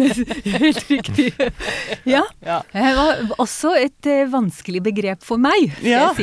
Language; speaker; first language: Norwegian; non-native, fluent; Hebrew